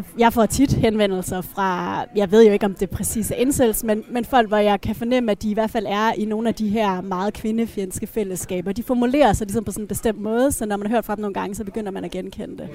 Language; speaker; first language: Danish; native; Danish